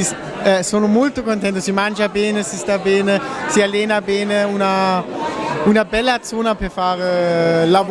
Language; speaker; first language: Italian; non-native, fluent; German